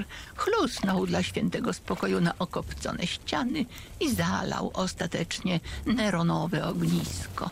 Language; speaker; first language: Polish; native; Polish